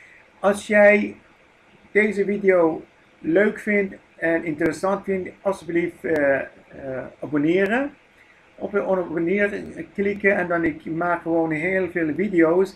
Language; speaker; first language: Dutch; non-native, fluent; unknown